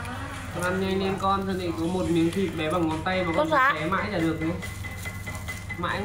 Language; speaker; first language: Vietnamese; native; Vietnamese